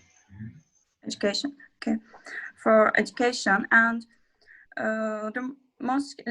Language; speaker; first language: English; non-native, learner; Azerbaijani